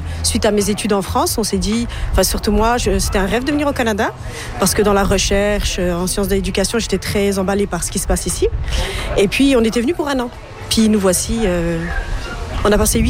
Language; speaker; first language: French; native; French